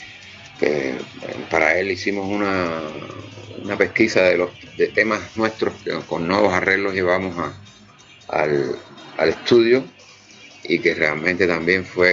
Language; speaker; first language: Spanish; native; Spanish